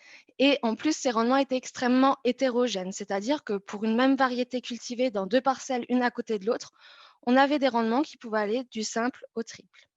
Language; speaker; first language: French; native; French